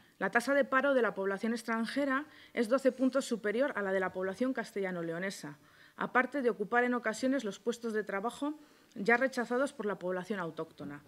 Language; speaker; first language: Spanish; native; Spanish